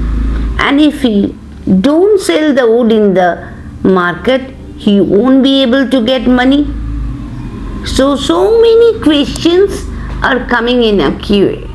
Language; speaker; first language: English; non-native, local second language; Bangla